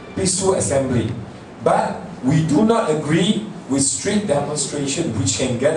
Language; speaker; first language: English; non-native, local second language; Min Nan Chinese